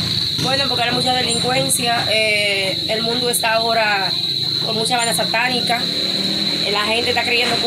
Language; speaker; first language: Spanish; native; Spanish